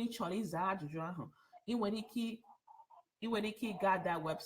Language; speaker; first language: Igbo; early bilingual, heritage; English